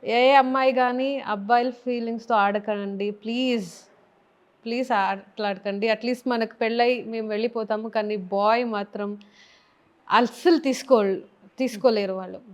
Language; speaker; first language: Telugu; native; Telugu